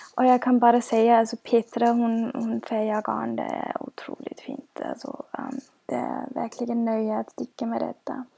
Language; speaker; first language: Swedish; non-native, fluent; German